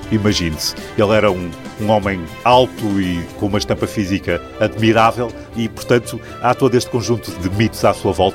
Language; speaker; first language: Portuguese; native; Portuguese